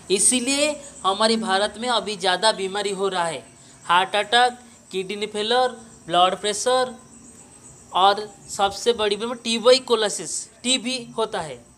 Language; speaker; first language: Hindi; non-native, local second language; Odia